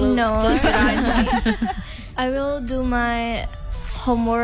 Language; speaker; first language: English; non-native, learner; Indonesian